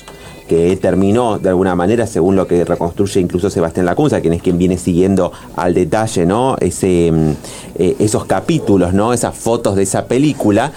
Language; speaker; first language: Spanish; native; Spanish